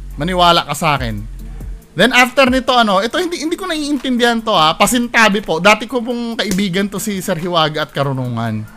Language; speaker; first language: Filipino; native; Filipino